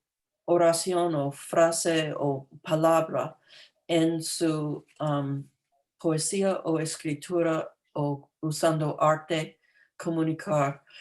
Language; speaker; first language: Spanish; non-native, fluent; English